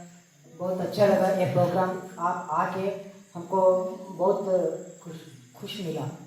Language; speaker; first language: Hindi; non-native, local second language; Kannada